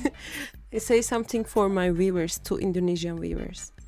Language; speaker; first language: English; non-native, learner; Turkish